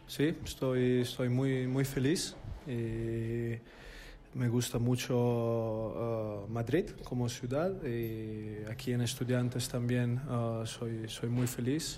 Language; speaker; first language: Spanish; non-native, fluent; Italian